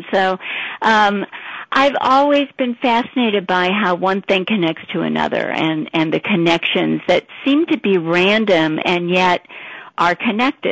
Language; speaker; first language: English; native; English